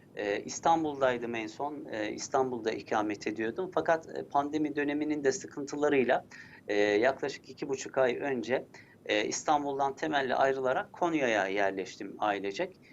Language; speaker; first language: Turkish; early bilingual, heritage; Turkish